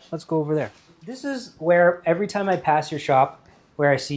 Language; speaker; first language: English; early bilingual, heritage; English